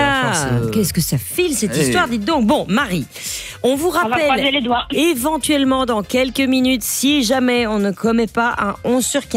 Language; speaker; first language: French; native; French